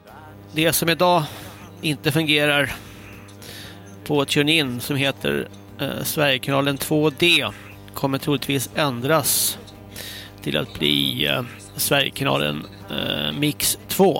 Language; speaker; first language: Swedish; native; Swedish